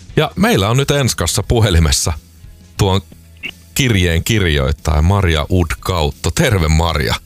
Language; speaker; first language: Finnish; native; Finnish